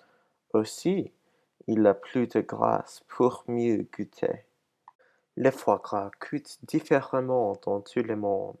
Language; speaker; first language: French; non-native, learner; English